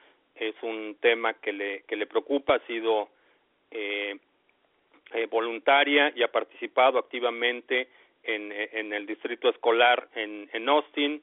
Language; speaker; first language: Spanish; native; Spanish